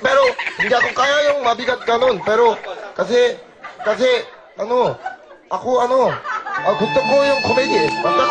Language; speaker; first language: Filipino; non-native, learner; Korean